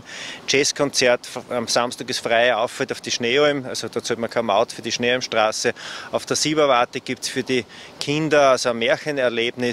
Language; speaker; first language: German; native; German